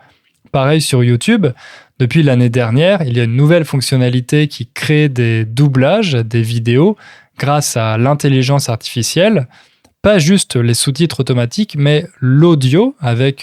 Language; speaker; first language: French; native; French